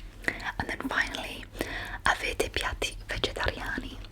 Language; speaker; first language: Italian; early bilingual, heritage; English